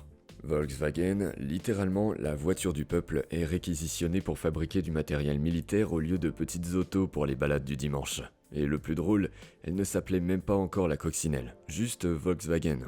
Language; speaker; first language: French; native; French